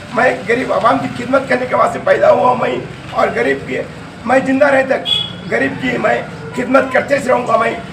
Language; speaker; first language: Hindi; non-native, local second language; Urdu